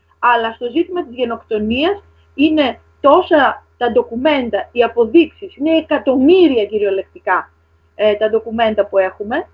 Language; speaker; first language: Greek; native; Greek